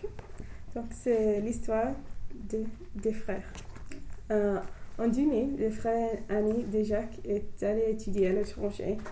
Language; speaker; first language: French; non-native, learner; English